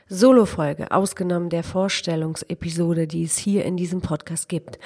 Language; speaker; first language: German; early bilingual, other home language; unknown